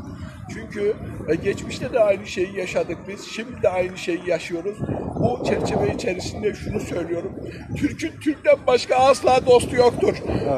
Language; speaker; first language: Turkish; early bilingual, heritage; Turkish